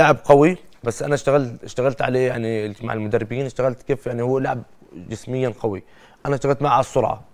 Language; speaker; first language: Arabic; native; Arabic